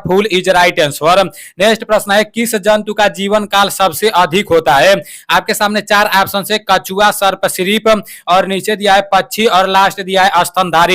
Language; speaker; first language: Hindi; native; Hindi